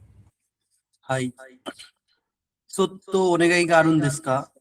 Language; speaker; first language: Japanese; non-native, learner; Bangla